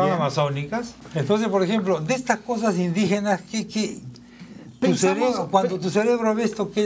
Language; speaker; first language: Portuguese; non-native, learner; Spanish